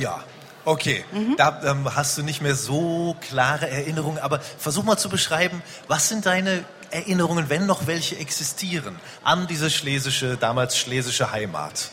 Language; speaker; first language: German; native; German